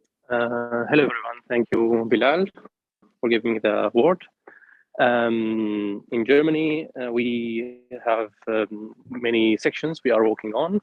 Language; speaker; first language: English; non-native, fluent; Arabic